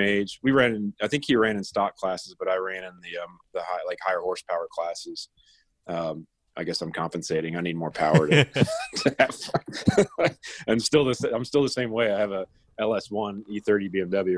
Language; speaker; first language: English; native; English